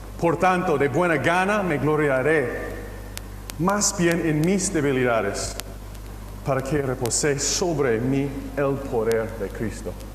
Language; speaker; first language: Spanish; non-native, fluent; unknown